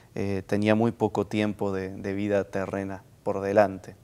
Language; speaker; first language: Spanish; native; Spanish